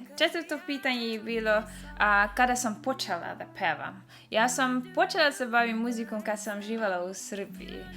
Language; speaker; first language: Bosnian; early bilingual, heritage; Dutch